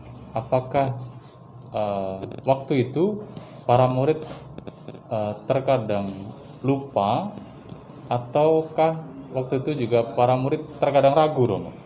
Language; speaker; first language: Indonesian; native; Indonesian